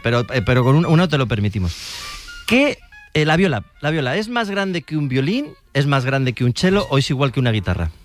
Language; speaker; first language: Spanish; native; Spanish